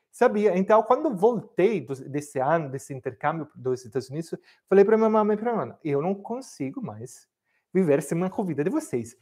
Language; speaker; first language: Portuguese; non-native, fluent; Italian